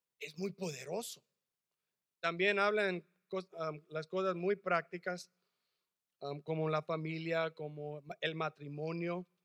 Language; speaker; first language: Spanish; early bilingual, heritage; English